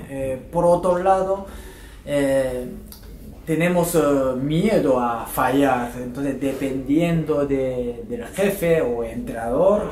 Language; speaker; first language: Spanish; non-native, fluent; Japanese